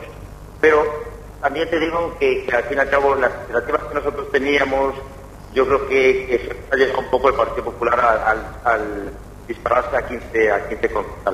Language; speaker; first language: Spanish; native; Spanish